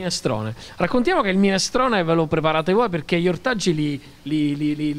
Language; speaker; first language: Italian; native; Italian